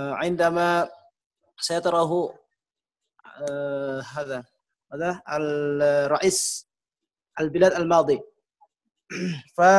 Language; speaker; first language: Arabic; non-native, learner; Indonesian